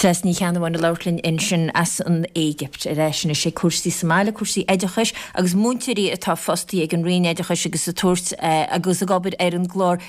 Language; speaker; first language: Irish; native; Irish